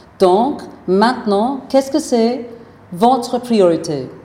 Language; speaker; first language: French; non-native, fluent; English